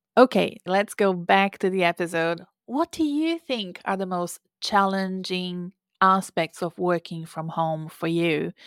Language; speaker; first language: English; non-native, fluent; Portuguese